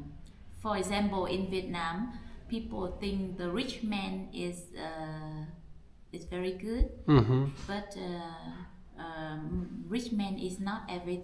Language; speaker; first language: English; non-native, learner; Vietnamese